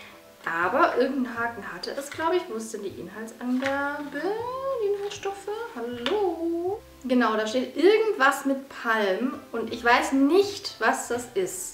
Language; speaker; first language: German; native; German